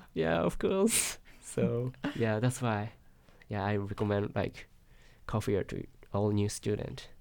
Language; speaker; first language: English; non-native, learner; Japanese